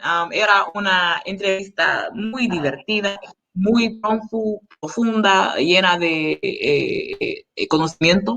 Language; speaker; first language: Spanish; non-native, learner; English